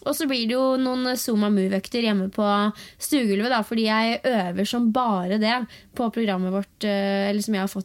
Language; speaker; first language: Norwegian; native; Norwegian